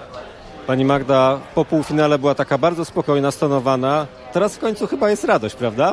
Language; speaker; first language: Polish; native; Polish